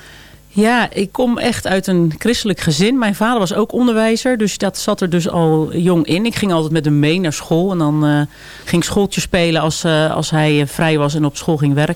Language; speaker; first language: Dutch; native; Dutch